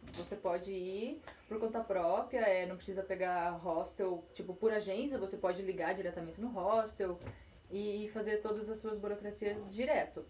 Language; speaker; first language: Portuguese; early bilingual, heritage; Portuguese